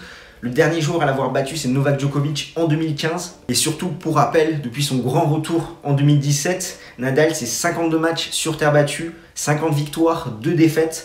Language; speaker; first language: French; native; French